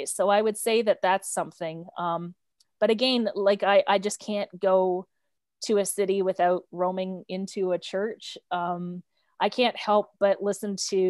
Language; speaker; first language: English; native; English